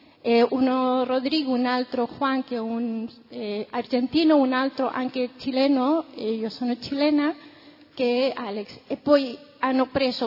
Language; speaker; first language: Italian; non-native, fluent; Spanish